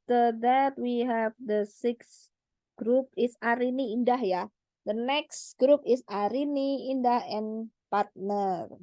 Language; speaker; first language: English; non-native, learner; Indonesian